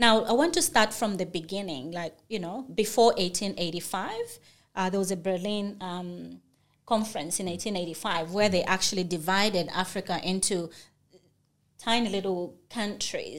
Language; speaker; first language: English; non-native, local second language; Bemba